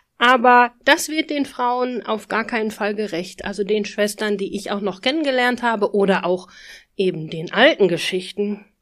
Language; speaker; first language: German; native; German